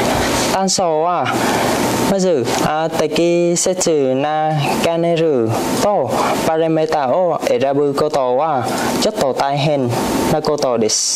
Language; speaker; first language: Japanese; non-native, learner; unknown